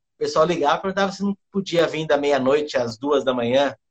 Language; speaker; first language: Portuguese; early bilingual, other home language; Japanese